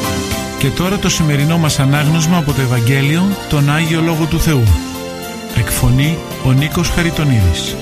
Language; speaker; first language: Greek; native; Greek